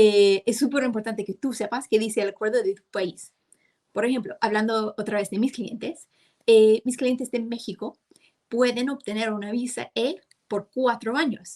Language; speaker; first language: Spanish; non-native, fluent; English